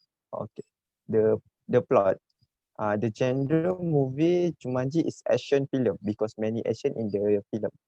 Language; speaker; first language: English; non-native, learner; Malay